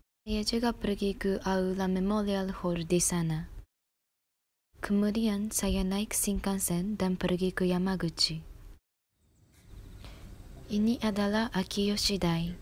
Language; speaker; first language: Indonesian; non-native, learner; Japanese